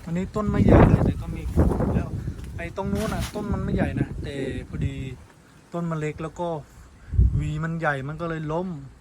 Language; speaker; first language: Thai; native; Thai